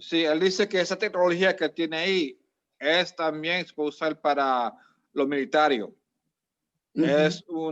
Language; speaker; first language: Spanish; early bilingual, heritage; Spanish